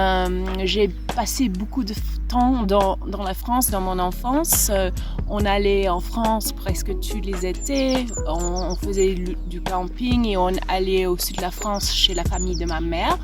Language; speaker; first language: French; early bilingual, heritage; English